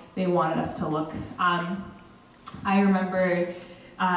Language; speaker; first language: English; native; English